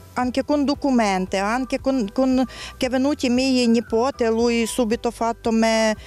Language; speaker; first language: Italian; non-native, learner; Ukrainian